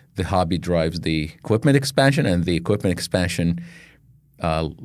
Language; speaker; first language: English; non-native, fluent; Arabic